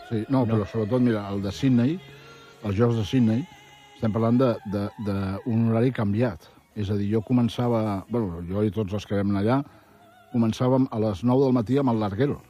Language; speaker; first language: Catalan; native; Catalan